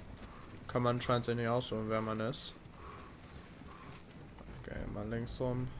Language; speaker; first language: German; native; German